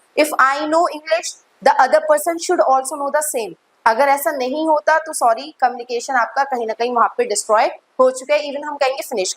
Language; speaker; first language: Hindi; native; Hindi